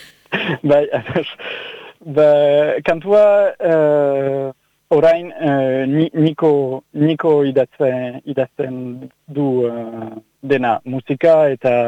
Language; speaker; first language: Basque; non-native, local second language; French